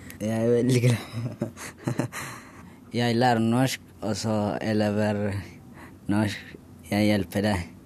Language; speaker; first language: Norwegian; non-native, learner; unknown